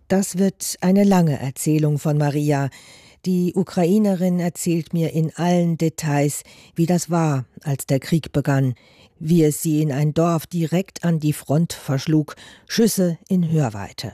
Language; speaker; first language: German; native; German